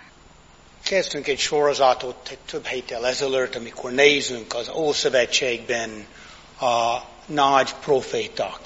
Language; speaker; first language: Hungarian; non-native, fluent; English